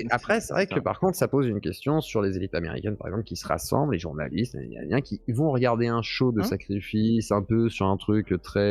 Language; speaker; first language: French; native; French